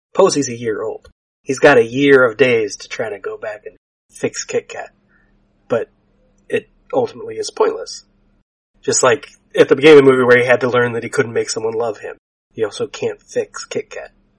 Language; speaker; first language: English; native; English